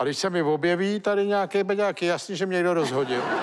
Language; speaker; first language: Czech; native; Czech